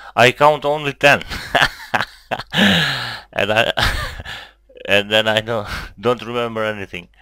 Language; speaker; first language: English; non-native, learner; Albanian